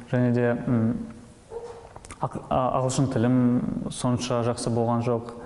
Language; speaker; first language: Kazakh; non-native, local second language; Russian